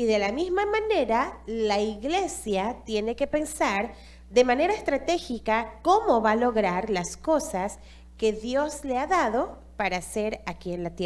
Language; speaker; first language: Spanish; non-native, fluent; English